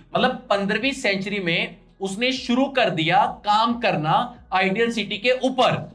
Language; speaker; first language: Hindi; non-native, local second language; Punjabi